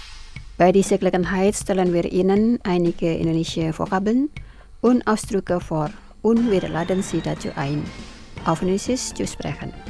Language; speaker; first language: German; non-native, fluent; Indonesian